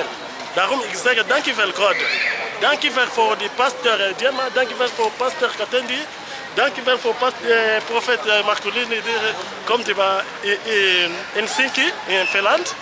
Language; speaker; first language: Dutch; non-native, learner; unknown